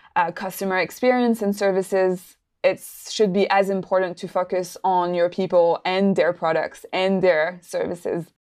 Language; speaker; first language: English; non-native, fluent; French